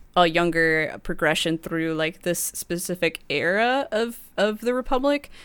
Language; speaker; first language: English; early bilingual, other home language; Spanish